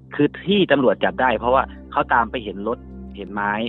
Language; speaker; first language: Thai; native; Thai